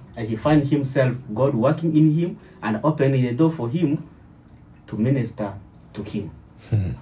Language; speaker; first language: English; non-native, learner; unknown